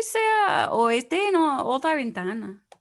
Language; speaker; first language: Spanish; non-native, fluent; English